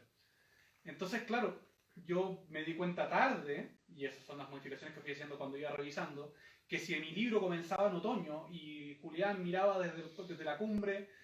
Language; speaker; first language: Spanish; native; Spanish